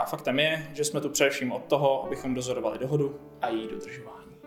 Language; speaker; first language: Czech; native; Czech